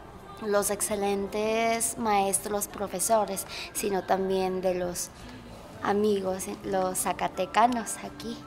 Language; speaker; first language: Spanish; non-native, fluent; Vietnamese